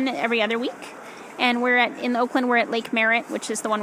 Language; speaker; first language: English; native; English